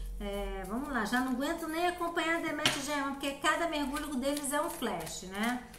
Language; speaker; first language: Portuguese; native; Portuguese